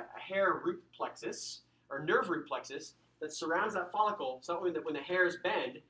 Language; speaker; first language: English; native; English